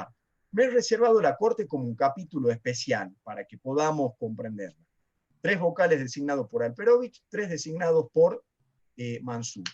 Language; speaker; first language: Spanish; native; Spanish